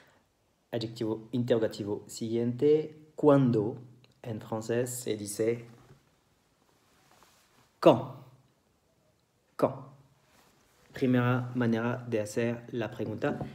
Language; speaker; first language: Spanish; non-native, fluent; French